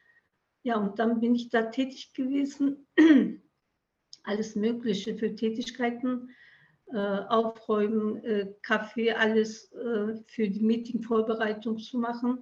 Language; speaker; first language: German; early bilingual, other home language; Turkish